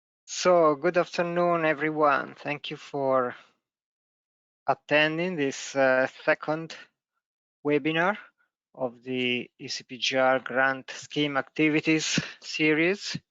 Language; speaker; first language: English; non-native, fluent; Italian